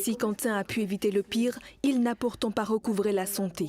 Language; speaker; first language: French; native; French